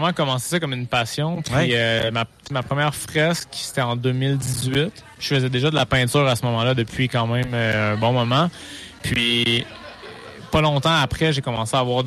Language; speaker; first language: French; native; French